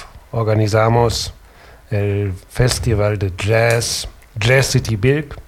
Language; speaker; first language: Spanish; non-native, learner; German